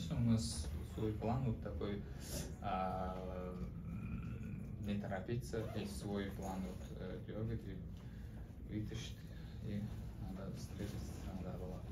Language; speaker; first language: Russian; non-native, learner; Uzbek